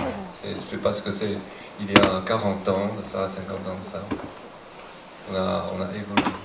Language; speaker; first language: French; non-native, fluent; Chinese